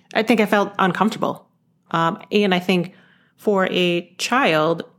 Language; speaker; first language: English; early bilingual, other home language; Yoruba